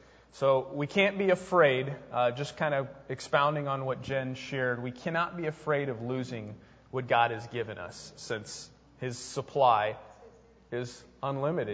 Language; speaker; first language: English; native; English